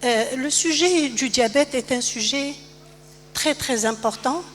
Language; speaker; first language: French; non-native, local second language; Arabic